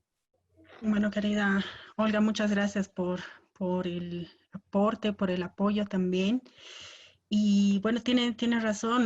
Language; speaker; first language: Spanish; native; Spanish